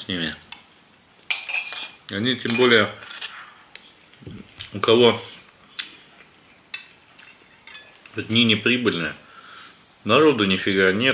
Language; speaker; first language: Russian; native; Russian